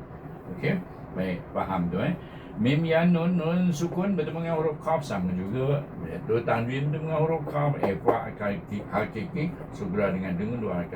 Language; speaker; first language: Malay; native; Malay